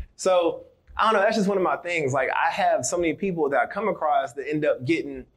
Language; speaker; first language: English; native; English